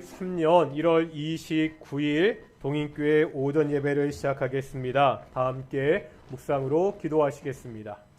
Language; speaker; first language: Korean; native; Korean